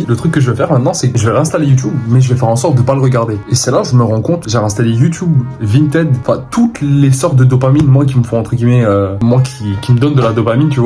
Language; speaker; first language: French; native; French